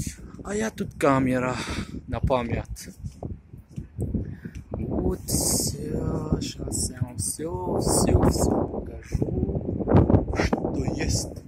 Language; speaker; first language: Russian; non-native, fluent; Tajik